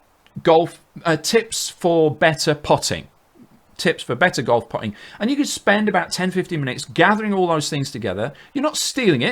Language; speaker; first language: English; native; English